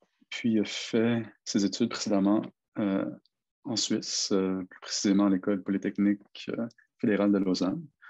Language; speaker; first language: French; native; French